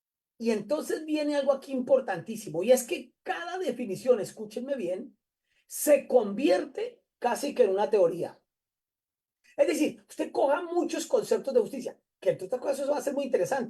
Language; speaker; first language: Spanish; native; Spanish